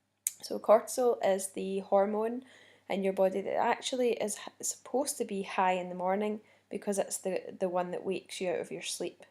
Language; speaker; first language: English; native; English